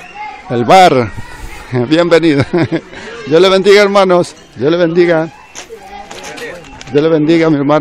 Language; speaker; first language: Spanish; native; Spanish